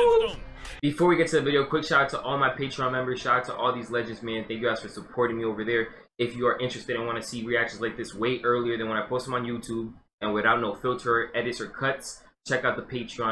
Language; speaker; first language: English; native; English